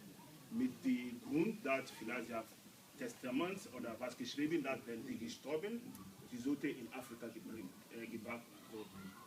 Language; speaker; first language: German; non-native, learner; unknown